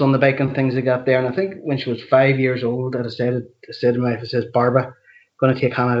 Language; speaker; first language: English; native; English